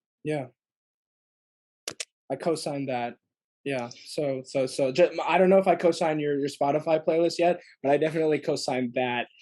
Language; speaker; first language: English; native; English